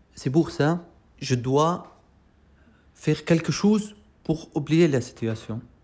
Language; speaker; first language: French; non-native, learner; Arabic